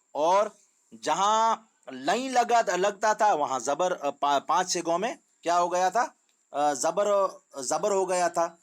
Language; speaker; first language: Urdu; non-native, local second language; Sindhi